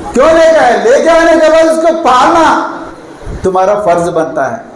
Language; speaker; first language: Hindi; non-native, local second language; Telugu